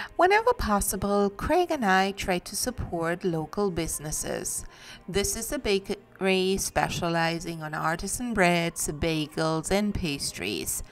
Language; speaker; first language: English; non-native, fluent; German